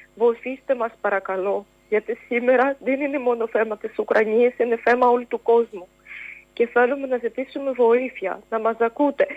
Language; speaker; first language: Greek; non-native, fluent; Ukrainian